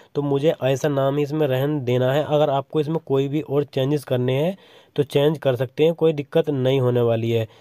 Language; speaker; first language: Hindi; native; Hindi